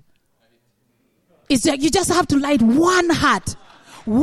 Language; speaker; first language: English; non-native, local second language; Acoli